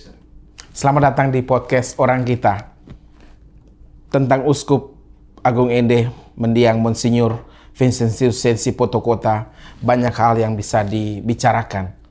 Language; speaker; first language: Indonesian; native; Indonesian